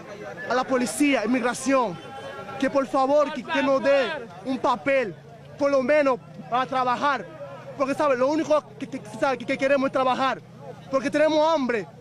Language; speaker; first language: Spanish; non-native, fluent; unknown